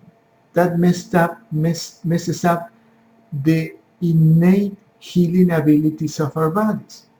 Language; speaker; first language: English; non-native, fluent; Spanish